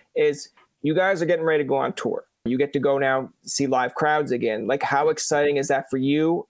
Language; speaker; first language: English; native; English